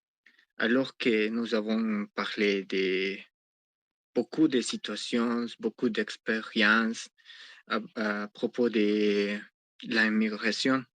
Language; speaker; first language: French; non-native, learner; Spanish